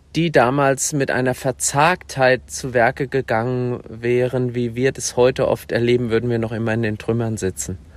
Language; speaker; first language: German; native; German